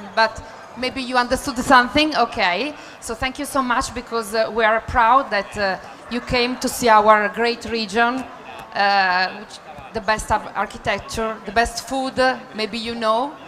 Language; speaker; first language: English; non-native, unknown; Italian